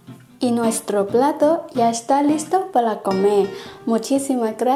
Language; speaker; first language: Spanish; non-native, fluent; Thai